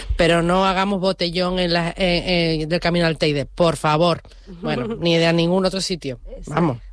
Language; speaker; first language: Spanish; native; Spanish